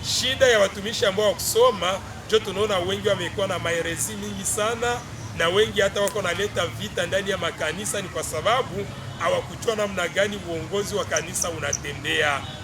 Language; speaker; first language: Swahili; non-native, local second language; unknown